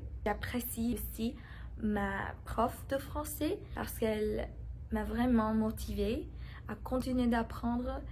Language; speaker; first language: French; non-native, learner; English